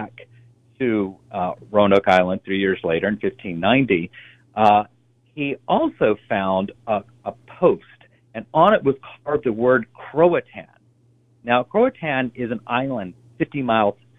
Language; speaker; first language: English; native; English